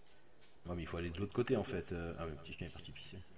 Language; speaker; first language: French; native; French